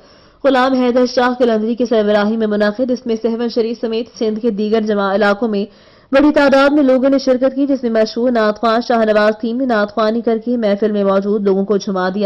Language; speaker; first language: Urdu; non-native, local second language; Sindhi